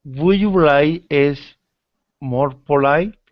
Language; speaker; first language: English; non-native, learner; Spanish